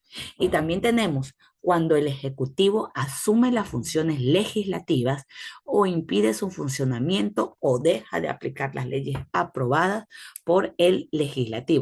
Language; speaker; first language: Spanish; native; Spanish